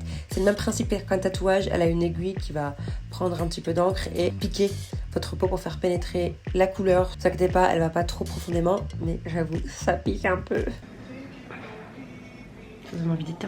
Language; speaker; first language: French; native; French